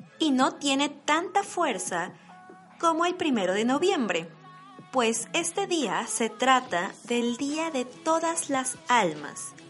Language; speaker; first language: Spanish; native; Spanish